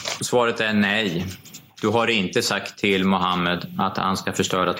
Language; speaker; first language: Swedish; native; Swedish